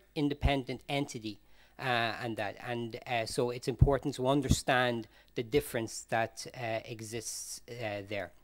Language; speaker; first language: English; native; English